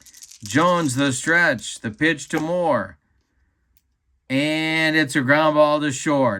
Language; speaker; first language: English; native; English